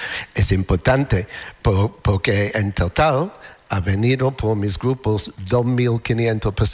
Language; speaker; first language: Spanish; non-native, learner; English